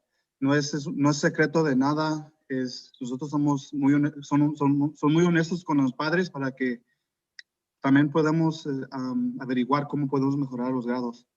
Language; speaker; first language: Spanish; early bilingual, heritage; Spanish